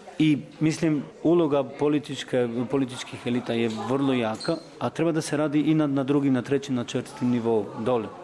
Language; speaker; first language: Serbian; non-native, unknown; Albanian